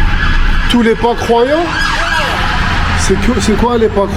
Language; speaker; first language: French; native; French